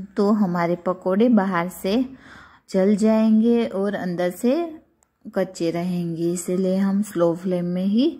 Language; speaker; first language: Hindi; non-native, local second language; Gujarati